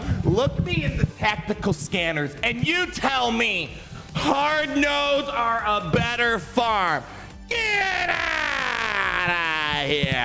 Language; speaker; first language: English; native; English